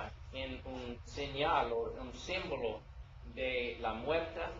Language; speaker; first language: Spanish; non-native, learner; English